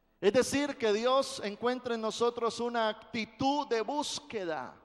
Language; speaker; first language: Spanish; native; Spanish